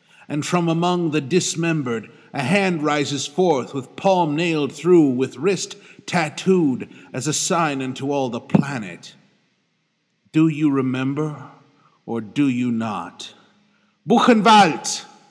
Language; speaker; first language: English; native; English